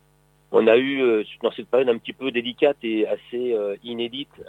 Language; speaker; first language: French; native; French